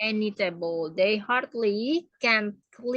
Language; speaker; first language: English; non-native, fluent; Indonesian